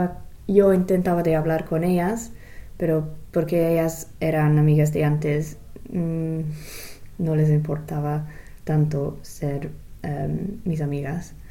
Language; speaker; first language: Spanish; non-native, fluent; English